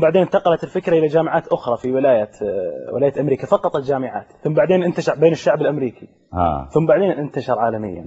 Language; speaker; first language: Arabic; native; Arabic